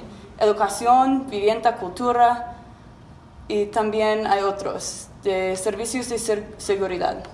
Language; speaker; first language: Spanish; non-native, learner; English